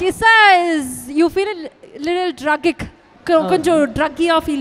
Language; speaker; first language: Tamil; native; Tamil